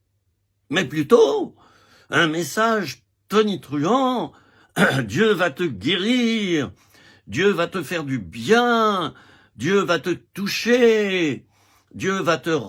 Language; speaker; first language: French; native; French